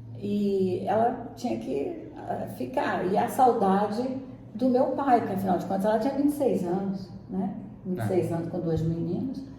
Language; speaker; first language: Portuguese; native; Portuguese